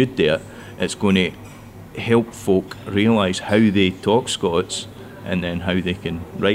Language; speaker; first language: English; non-native, local second language; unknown